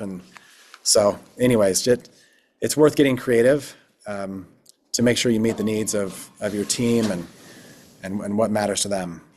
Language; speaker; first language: English; native; English